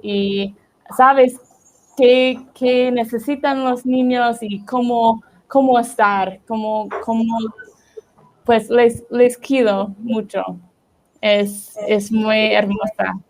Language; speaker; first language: Spanish; non-native, learner; English